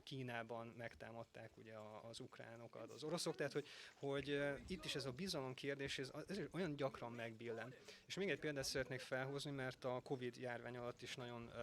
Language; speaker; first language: Hungarian; native; Hungarian